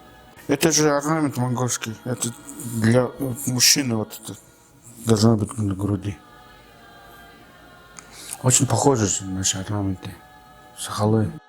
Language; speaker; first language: Russian; non-native, fluent; Mongolian